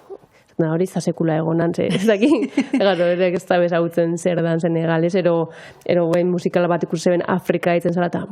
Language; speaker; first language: Basque; native; Basque